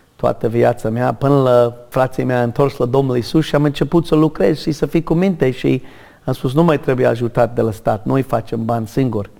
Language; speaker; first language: Romanian; non-native, fluent; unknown